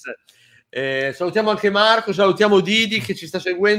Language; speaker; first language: Italian; native; Italian